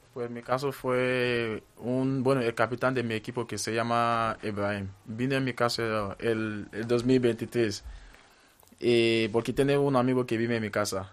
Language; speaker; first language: Spanish; non-native, fluent; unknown